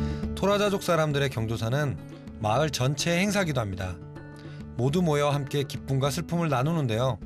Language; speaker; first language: Korean; native; Korean